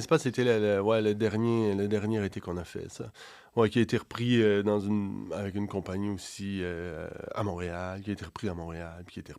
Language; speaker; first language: French; native; French